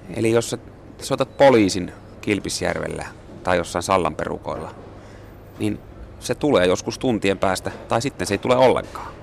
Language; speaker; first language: Finnish; native; Finnish